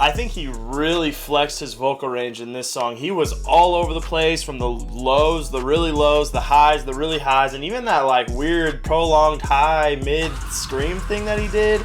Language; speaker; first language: English; native; English